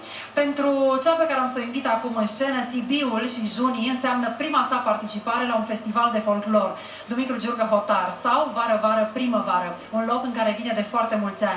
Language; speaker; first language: Romanian; native; Romanian